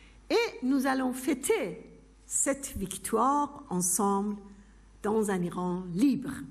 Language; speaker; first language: French; non-native, fluent; Persian